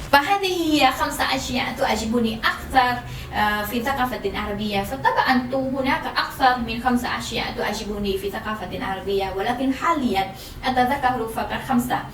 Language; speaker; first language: Arabic; non-native, fluent; Vietnamese